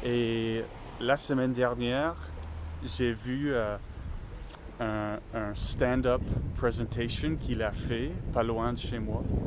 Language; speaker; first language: French; non-native, learner; English